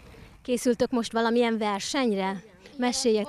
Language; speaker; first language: Hungarian; native; Hungarian